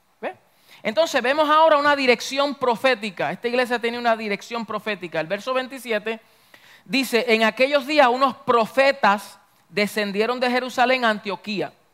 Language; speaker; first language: Spanish; early bilingual, heritage; Spanish